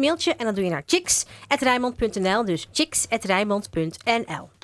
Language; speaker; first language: Dutch; native; Dutch